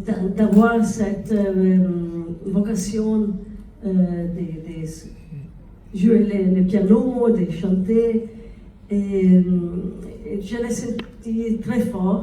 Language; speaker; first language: French; non-native, learner; Italian